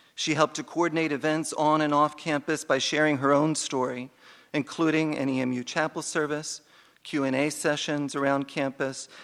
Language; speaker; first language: English; native; English